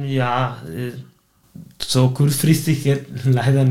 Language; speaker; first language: German; non-native, fluent; Spanish